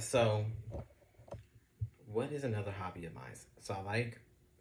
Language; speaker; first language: English; native; English